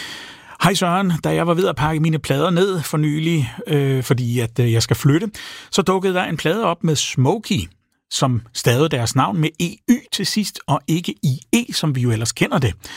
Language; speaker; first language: Danish; native; Danish